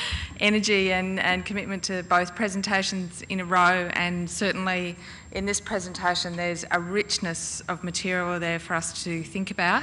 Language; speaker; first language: English; native; English